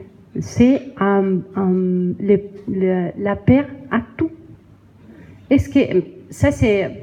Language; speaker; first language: French; non-native, learner; Spanish